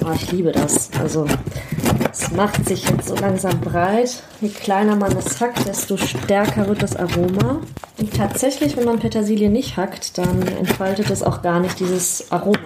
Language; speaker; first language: German; native; German